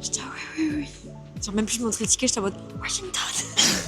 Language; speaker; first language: French; native; French